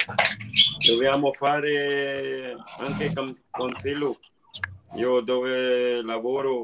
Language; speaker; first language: Italian; non-native, learner; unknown